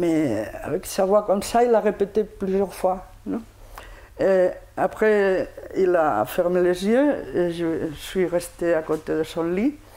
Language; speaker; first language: French; non-native, fluent; Spanish